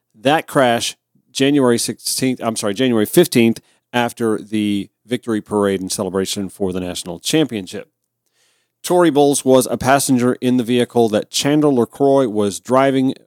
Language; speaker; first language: English; native; English